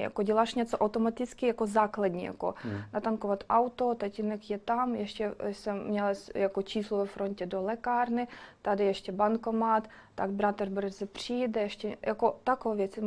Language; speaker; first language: Czech; non-native, fluent; Ukrainian